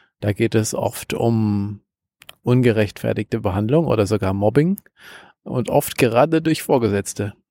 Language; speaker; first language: German; native; German